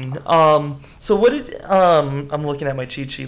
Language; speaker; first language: English; native; English